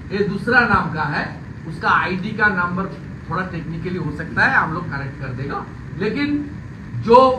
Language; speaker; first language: Hindi; non-native, local second language; Bangla